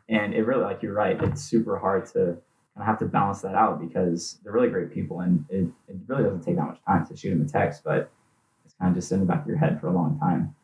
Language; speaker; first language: English; native; English